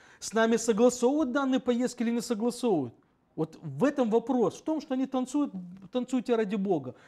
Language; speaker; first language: Russian; native; Russian